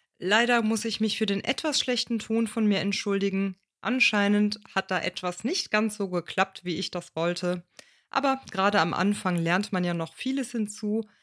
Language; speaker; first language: German; native; German